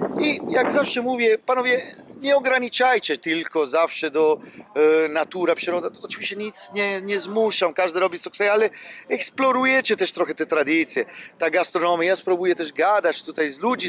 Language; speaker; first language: Polish; non-native, fluent; Italian